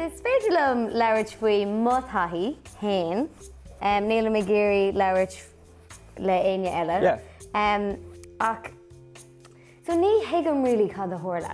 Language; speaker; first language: Irish; non-native, local second language; English